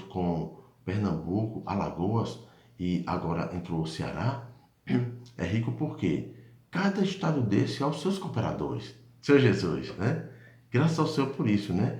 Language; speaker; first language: Portuguese; native; Portuguese